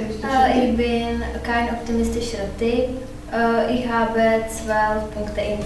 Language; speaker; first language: German; non-native, learner; Czech